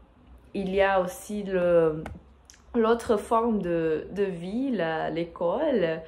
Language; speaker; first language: French; non-native, fluent; Portuguese